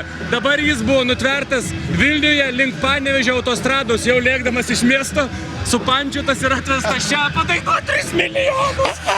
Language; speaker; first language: Lithuanian; native; Lithuanian